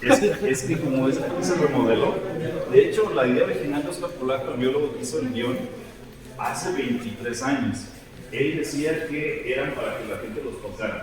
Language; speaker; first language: Spanish; native; Spanish